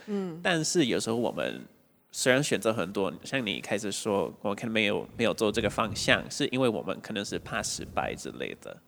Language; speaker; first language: Chinese; non-native, fluent; Spanish